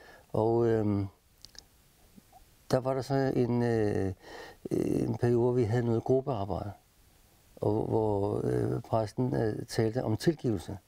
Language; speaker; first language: Danish; native; Danish